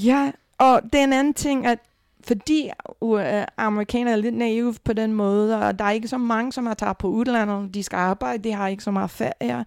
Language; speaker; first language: Danish; non-native, fluent; English